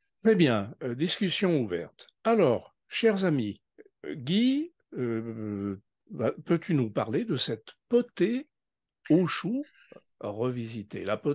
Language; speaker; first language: French; native; French